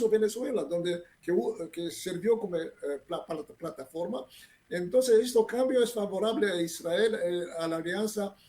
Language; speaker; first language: Spanish; non-native, fluent; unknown